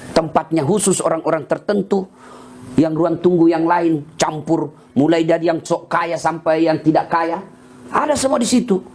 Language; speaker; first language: Indonesian; non-native, local second language; Buginese